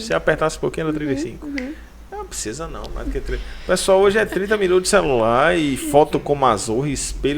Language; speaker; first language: Portuguese; native; Portuguese